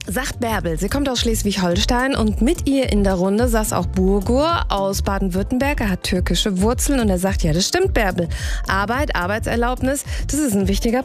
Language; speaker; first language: German; native; German